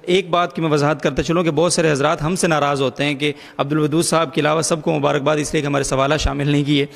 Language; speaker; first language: Urdu; native; Urdu